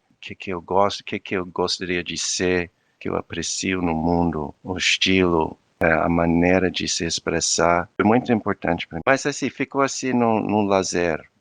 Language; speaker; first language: Portuguese; non-native, fluent; English